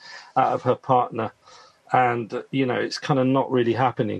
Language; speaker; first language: English; native; English